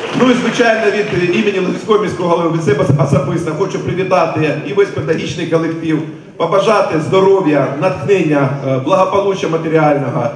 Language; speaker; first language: Ukrainian; native; Ukrainian